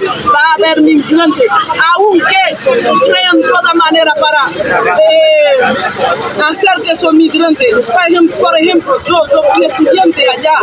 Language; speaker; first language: Spanish; non-native, fluent; Haitian Creole